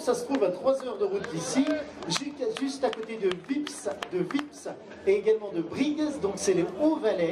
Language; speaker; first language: French; native; French